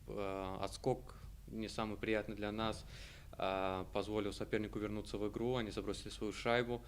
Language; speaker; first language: Russian; native; Russian